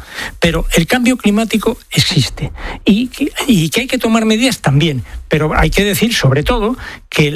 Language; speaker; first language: Spanish; native; Spanish